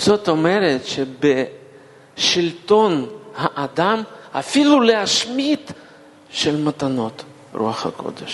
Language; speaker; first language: Hebrew; non-native, fluent; Russian